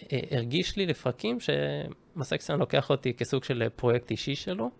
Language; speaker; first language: Hebrew; early bilingual, other home language; Japanese